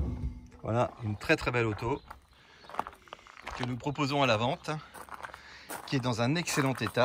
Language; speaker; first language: French; native; French